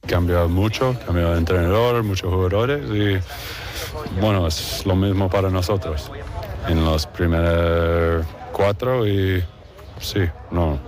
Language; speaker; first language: Spanish; non-native, learner; English